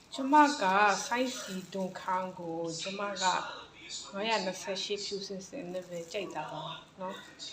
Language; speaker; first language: Burmese; non-native, local second language; S'gaw Karen